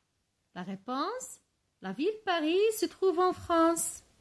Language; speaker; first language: French; non-native, local second language; Arabic